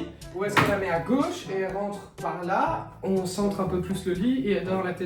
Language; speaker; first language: French; native; French